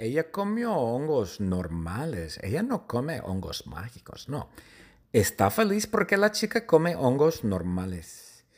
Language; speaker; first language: Spanish; non-native, fluent; English